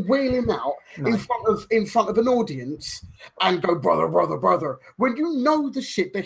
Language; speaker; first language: English; native; English